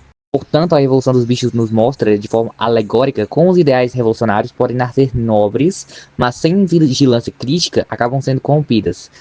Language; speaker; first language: Portuguese; native; Portuguese